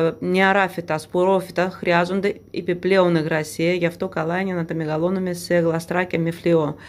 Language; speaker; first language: Greek; non-native, fluent; Russian